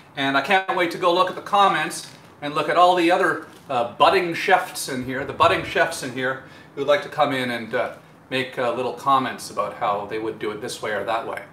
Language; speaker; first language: English; native; English